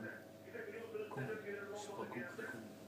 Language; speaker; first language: French; non-native, learner; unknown